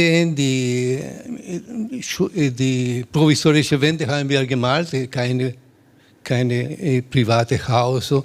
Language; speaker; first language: German; non-native, learner; Spanish